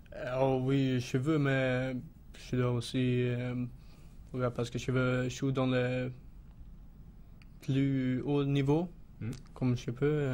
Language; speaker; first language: French; non-native, learner; Swedish